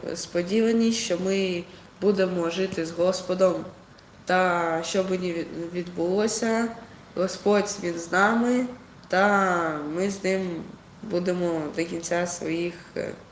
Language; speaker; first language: Ukrainian; non-native, local second language; Russian